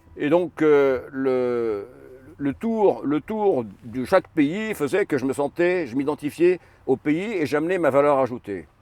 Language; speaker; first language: French; non-native, fluent; Arabic